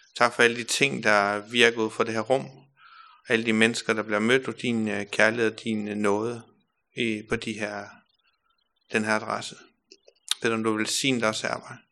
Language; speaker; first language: Danish; native; Danish